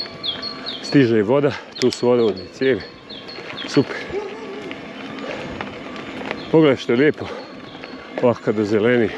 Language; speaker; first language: Croatian; native; Croatian